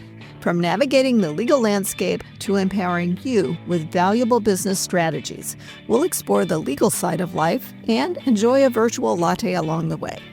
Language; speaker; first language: English; native; English